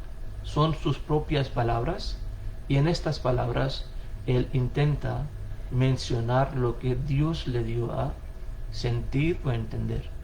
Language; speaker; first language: Spanish; non-native, fluent; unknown